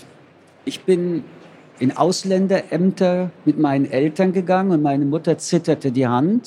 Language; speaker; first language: German; early bilingual, other home language; French